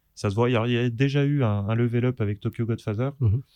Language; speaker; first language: French; native; French